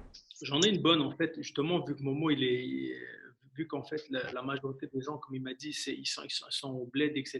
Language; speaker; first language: French; early bilingual, other home language; Arabic